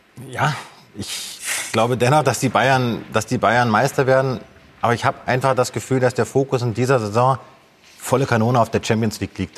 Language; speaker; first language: German; native; German